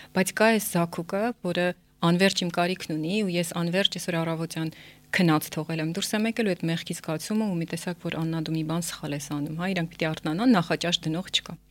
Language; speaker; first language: Armenian; native; Armenian